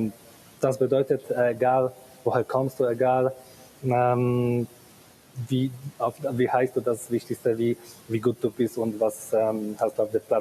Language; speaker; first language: German; non-native, fluent; Polish